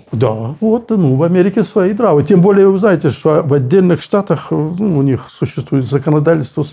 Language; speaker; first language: Russian; native; Russian